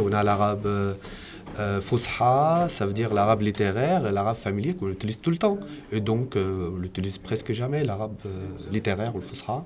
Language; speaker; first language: French; non-native, fluent; Arabic